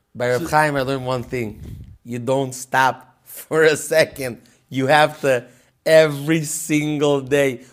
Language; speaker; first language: English; early bilingual, other home language; Hebrew